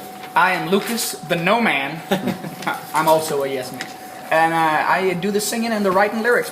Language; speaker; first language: English; non-native, fluent; Danish